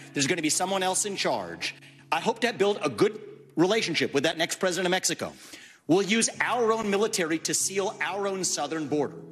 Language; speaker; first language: English; native; English